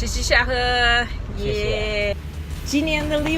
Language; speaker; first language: Chinese; non-native, learner; English